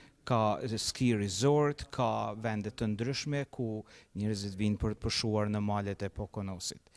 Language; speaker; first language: Albanian; native; Albanian